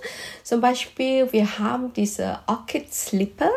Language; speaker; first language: German; non-native, fluent; Malay